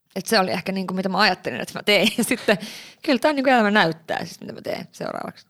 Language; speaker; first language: Finnish; early bilingual, heritage; Finnish